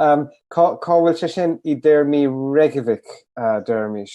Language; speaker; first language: Irish; native; Irish